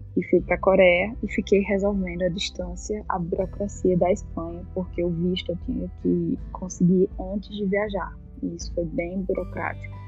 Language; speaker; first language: Portuguese; native; Portuguese